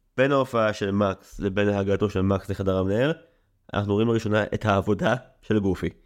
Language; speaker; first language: Hebrew; native; Hebrew